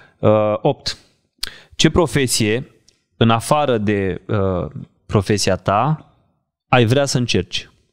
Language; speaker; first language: Romanian; native; Romanian